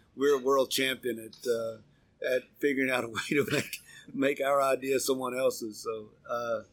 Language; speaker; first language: English; native; English